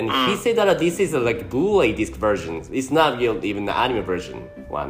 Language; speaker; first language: English; non-native, fluent; Japanese